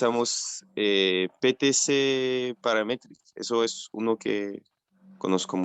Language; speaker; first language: Spanish; non-native, fluent; French